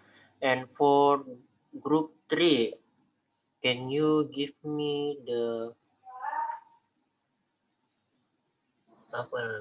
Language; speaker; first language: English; non-native, learner; Indonesian